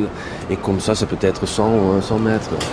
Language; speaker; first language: French; non-native, fluent; Dutch